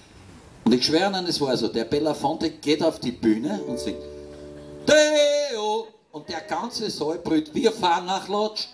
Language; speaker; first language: German; native; German